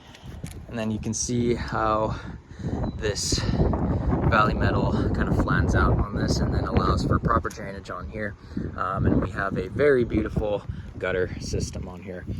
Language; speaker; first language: English; native; English